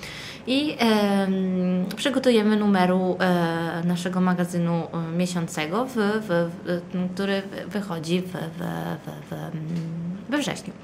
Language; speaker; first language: Polish; early bilingual, heritage; Italian